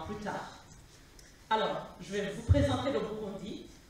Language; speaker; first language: French; non-native, local second language; Rundi